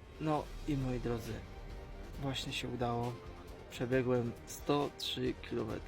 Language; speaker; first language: Polish; native; Polish